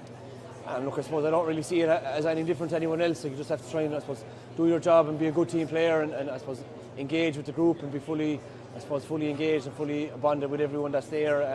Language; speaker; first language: English; native; English